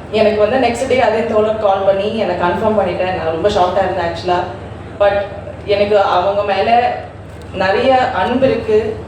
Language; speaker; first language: Tamil; non-native, learner; Malayalam